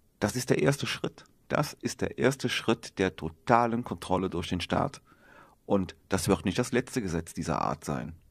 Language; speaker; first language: German; native; German